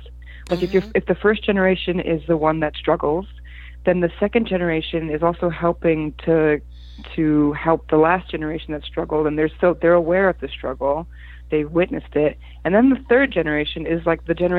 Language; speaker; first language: English; early bilingual, other home language; Polish